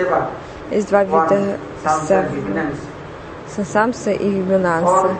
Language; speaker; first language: Russian; native; Russian